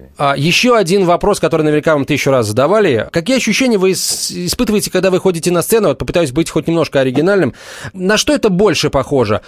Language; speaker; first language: Russian; native; Russian